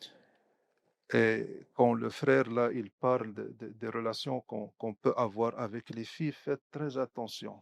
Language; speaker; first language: French; non-native, local second language; Arabic